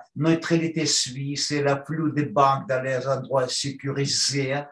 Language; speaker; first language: French; non-native, fluent; Russian